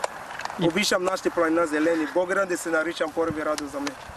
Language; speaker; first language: Bulgarian; non-native, learner; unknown